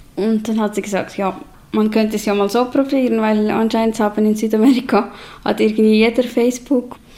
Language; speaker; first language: German; native; German